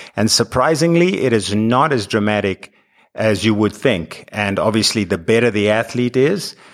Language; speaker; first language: English; native; English